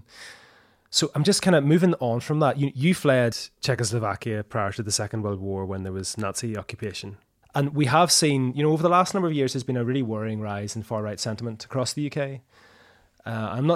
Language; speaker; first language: English; native; English